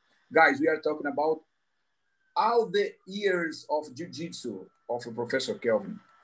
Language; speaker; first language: English; non-native, learner; Portuguese